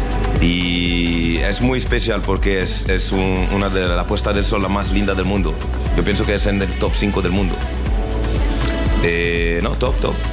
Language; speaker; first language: Spanish; non-native, learner; French